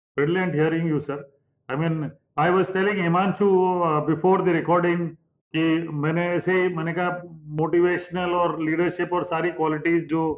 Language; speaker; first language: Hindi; non-native, local second language; Punjabi